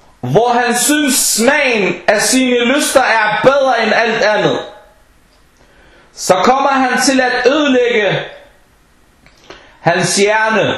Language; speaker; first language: Danish; non-native, fluent; Arabic